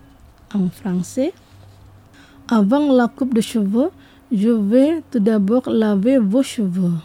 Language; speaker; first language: French; non-native, fluent; Indonesian